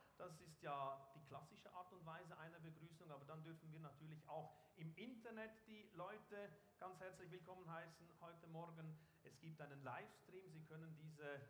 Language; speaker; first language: German; native; German